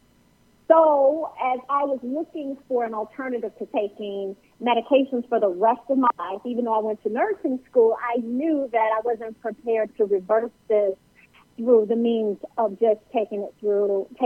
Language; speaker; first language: English; native; English